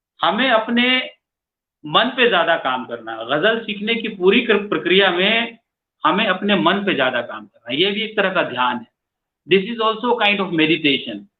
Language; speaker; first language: Hindi; native; Hindi